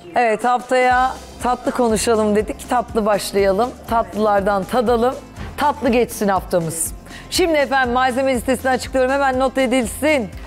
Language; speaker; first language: Turkish; native; Turkish